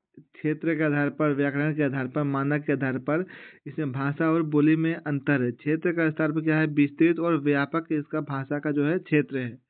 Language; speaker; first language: Hindi; native; Hindi